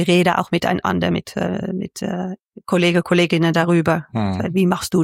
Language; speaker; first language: German; non-native, learner; Dutch